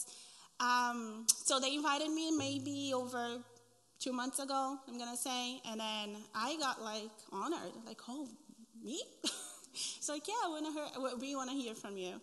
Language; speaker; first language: English; non-native, fluent; Portuguese